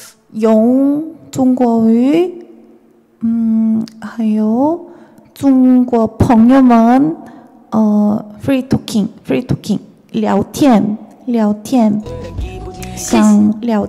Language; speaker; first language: Chinese; non-native, learner; Korean